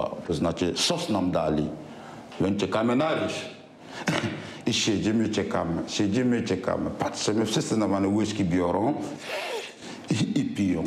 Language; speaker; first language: Polish; non-native, fluent; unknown